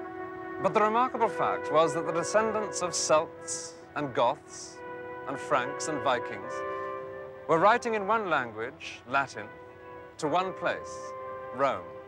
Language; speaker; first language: English; native; English